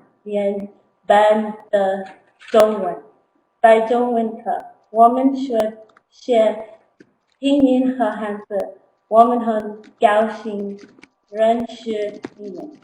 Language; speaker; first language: Chinese; non-native, learner; English